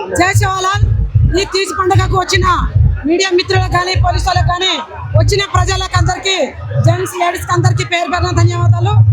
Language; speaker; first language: Telugu; non-native, local second language; Lambadi